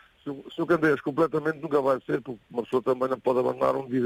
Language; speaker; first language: Portuguese; native; Portuguese